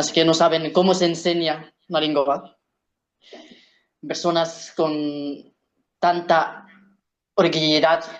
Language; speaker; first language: Spanish; non-native, learner; Arabic